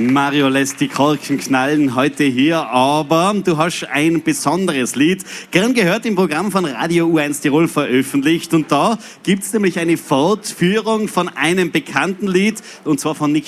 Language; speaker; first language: German; native; German